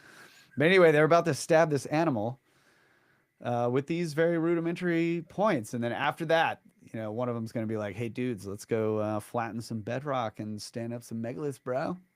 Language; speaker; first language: English; native; English